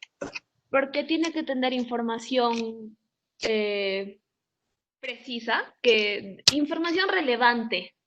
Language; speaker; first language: Spanish; native; Spanish